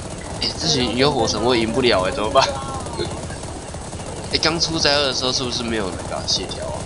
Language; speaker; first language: Chinese; native; Chinese